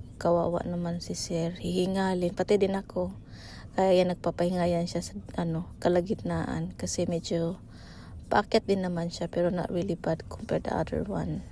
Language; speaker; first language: Filipino; native; Filipino